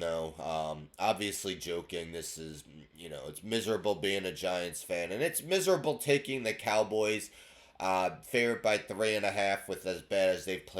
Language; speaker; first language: English; native; English